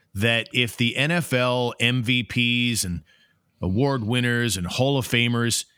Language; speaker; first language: English; native; English